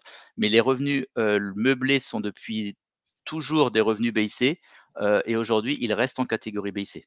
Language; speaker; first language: French; native; French